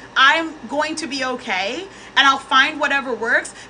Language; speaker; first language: English; native; English